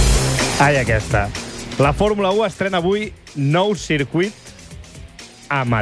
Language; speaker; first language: Catalan; native; Catalan